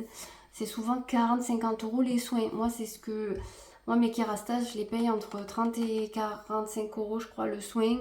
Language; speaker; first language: French; native; French